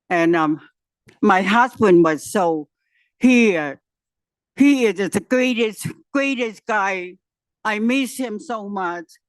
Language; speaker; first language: English; non-native, learner; Chinese